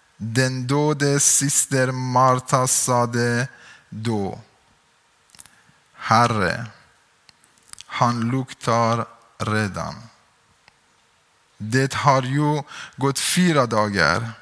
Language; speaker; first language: Swedish; non-native, learner; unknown